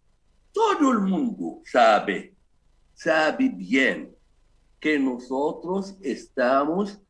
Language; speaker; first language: Spanish; non-native, fluent; Arabic